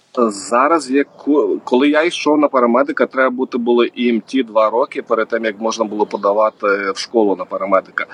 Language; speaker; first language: Ukrainian; native; Ukrainian